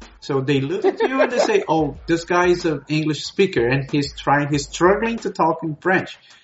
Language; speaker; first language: English; non-native, fluent; Portuguese